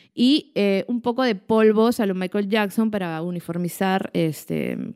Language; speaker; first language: Spanish; native; Spanish